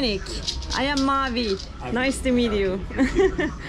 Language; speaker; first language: English; non-native, learner; Turkish